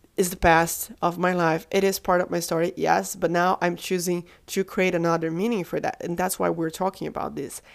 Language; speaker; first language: English; non-native, fluent; Portuguese